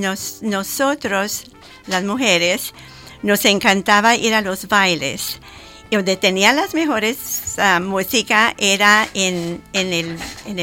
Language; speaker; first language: Spanish; early bilingual, heritage; Spanish